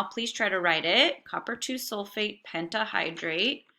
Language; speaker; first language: English; native; English